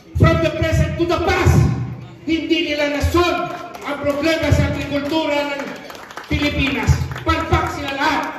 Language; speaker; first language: Filipino; native; Filipino